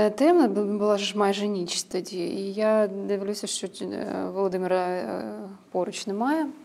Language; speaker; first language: Ukrainian; non-native, local second language; Russian